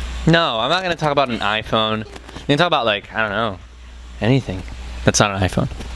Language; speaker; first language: English; non-native, local second language; Spanish